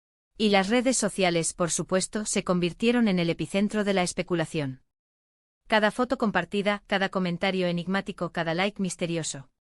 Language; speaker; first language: Spanish; native; Spanish